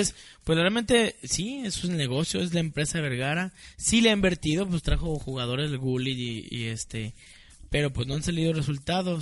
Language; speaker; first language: Spanish; native; Spanish